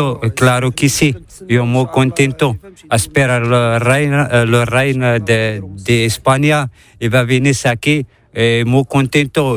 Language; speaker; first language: Spanish; non-native, learner; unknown